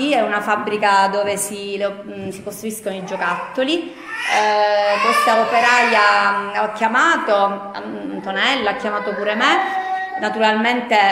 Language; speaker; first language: Italian; native; Italian